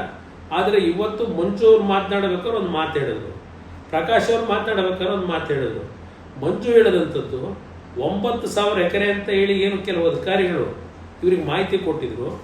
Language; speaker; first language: Kannada; native; Kannada